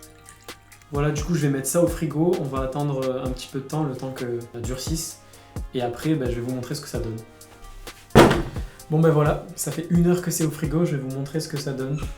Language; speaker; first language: French; native; French